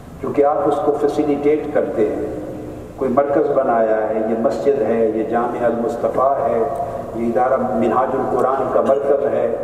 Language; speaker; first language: Urdu; native; Urdu